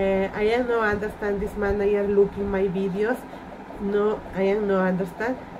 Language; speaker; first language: English; non-native, learner; Spanish